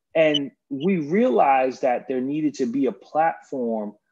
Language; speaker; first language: English; native; English